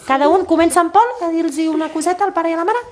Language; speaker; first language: Catalan; native; Catalan